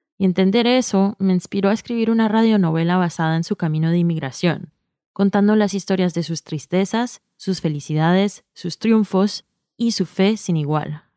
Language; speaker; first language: Spanish; early bilingual, heritage; Spanish